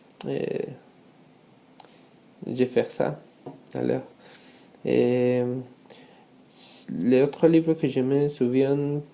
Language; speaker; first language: French; non-native, learner; Spanish